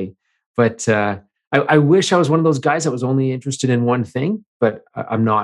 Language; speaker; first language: English; native; English